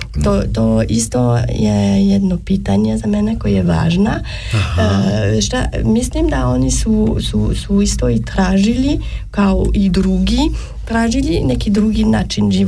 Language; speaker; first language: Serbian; non-native, fluent; German